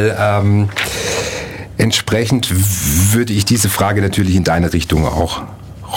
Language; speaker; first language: German; native; German